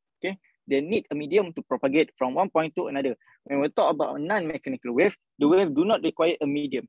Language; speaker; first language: English; non-native, local second language; Malay